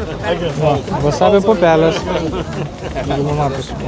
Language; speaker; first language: Lithuanian; native; Lithuanian